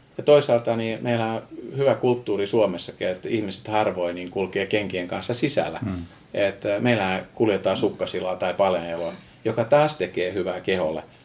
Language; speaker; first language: Finnish; non-native, fluent; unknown